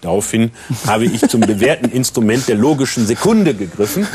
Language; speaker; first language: German; native; German